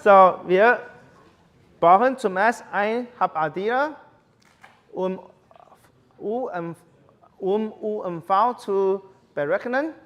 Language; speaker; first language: German; non-native, learner; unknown